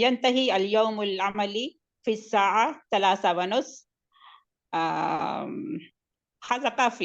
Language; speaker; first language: Arabic; non-native, learner; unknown